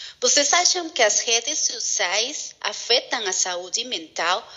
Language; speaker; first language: Portuguese; non-native, learner; Spanish